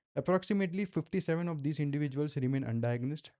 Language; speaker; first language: English; non-native, local second language; Gujarati